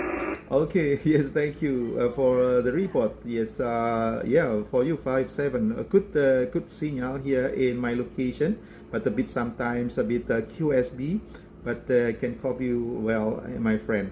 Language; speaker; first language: English; non-native, learner; Indonesian